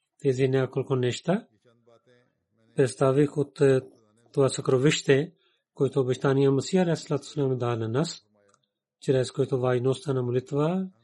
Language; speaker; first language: Bulgarian; non-native, learner; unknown